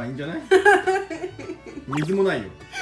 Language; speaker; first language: Japanese; native; Japanese